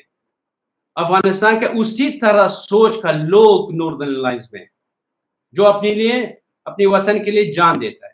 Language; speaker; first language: Hindi; non-native, learner; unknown